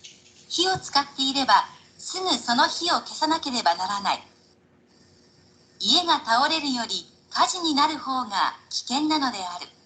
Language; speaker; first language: Japanese; non-native, learner; Indonesian